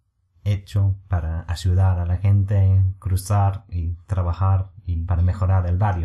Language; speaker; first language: Spanish; non-native, fluent; English